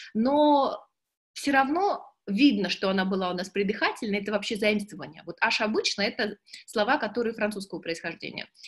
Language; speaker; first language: Russian; native; Russian